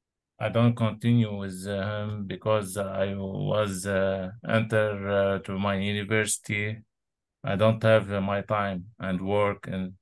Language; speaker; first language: English; non-native, learner; Arabic